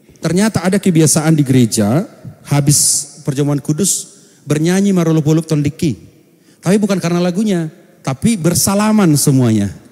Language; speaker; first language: Indonesian; non-native, local second language; Batak Toba